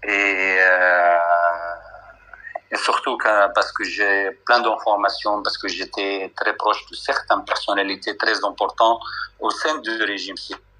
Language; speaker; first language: French; non-native, fluent; Arabic